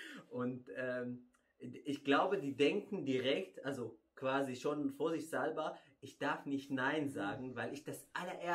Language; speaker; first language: German; non-native, fluent; Arabic